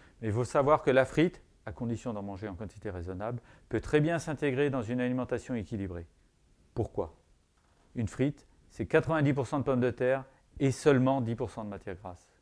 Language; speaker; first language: French; native; French